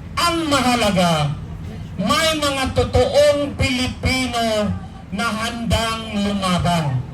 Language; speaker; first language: Filipino; non-native, local second language; Cebuano